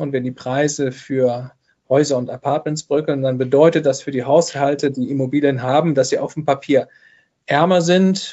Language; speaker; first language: German; native; German